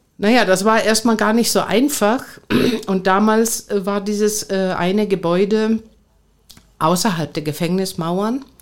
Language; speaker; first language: German; non-native, fluent; Greek